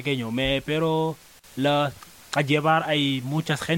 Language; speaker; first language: Spanish; non-native, learner; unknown